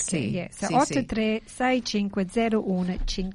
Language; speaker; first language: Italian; early bilingual, heritage; English